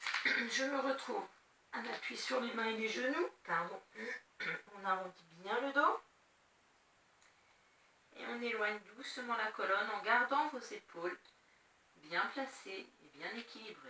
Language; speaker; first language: French; native; French